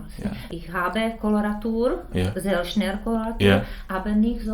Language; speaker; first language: German; non-native, learner; Czech